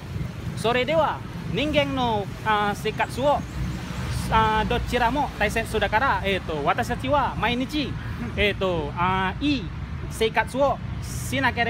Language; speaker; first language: Japanese; non-native, learner; Indonesian